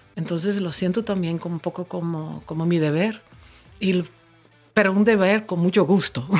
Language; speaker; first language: Spanish; non-native, fluent; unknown